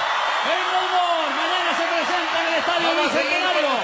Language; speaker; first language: Spanish; native; Spanish